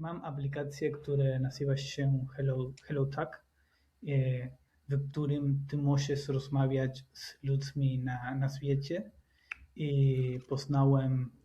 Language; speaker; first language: Polish; non-native, learner; Spanish